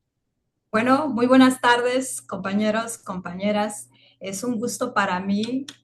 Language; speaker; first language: Spanish; native; Spanish